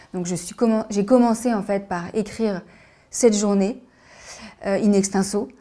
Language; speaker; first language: French; native; French